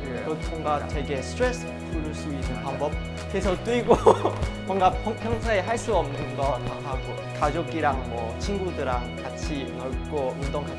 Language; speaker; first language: Korean; non-native, fluent; Chinese